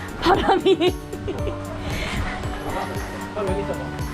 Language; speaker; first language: Korean; native; Korean